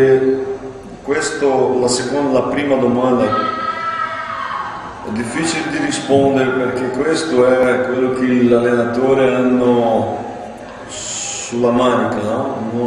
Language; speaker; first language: Italian; non-native, fluent; Portuguese